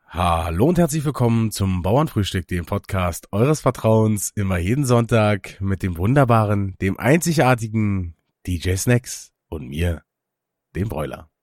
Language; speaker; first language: German; native; German